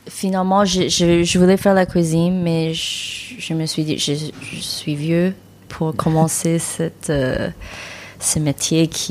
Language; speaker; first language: French; non-native, fluent; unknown